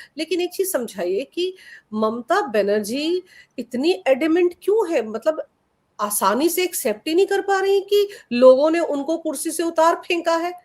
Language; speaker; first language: Hindi; native; Hindi